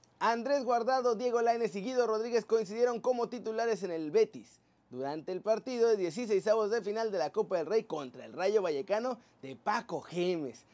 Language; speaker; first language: Spanish; native; Spanish